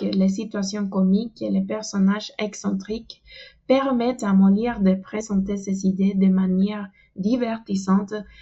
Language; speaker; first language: French; non-native, fluent; Spanish